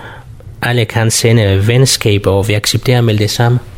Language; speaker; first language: Danish; non-native, learner; Kurdish